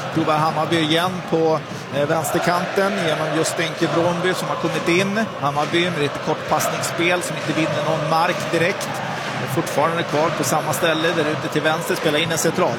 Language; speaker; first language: Swedish; native; Swedish